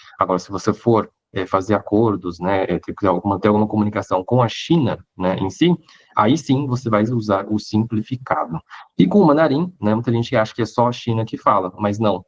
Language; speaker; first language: Portuguese; early bilingual, other home language; Hakka Chinese